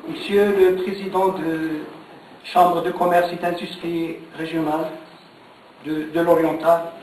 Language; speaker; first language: French; non-native, local second language; Arabic